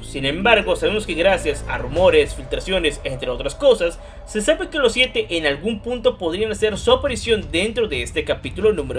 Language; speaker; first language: Spanish; native; Spanish